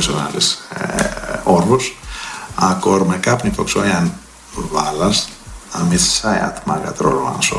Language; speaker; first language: Hungarian; non-native, learner; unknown